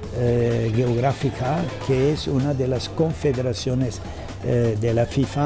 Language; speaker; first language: Spanish; non-native, fluent; German